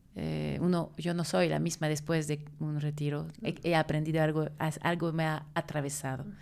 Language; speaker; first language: Spanish; non-native, fluent; French